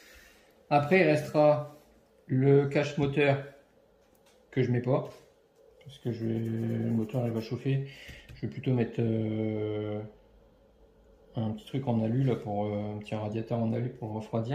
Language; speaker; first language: French; native; French